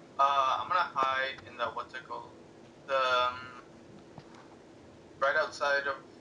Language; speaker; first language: English; native; English